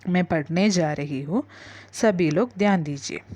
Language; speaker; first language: Hindi; non-native, local second language; Malayalam